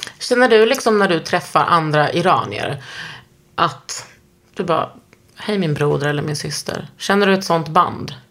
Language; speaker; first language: Swedish; native; Swedish